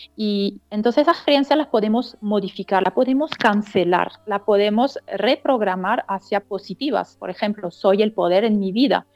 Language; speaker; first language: Spanish; non-native, fluent; French